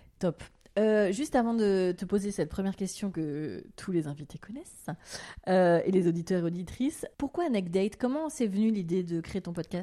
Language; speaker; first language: French; native; French